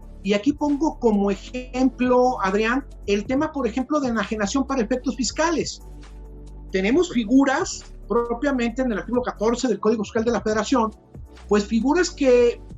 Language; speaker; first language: Spanish; native; Spanish